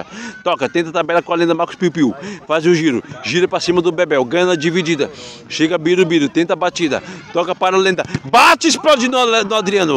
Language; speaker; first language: Portuguese; native; Portuguese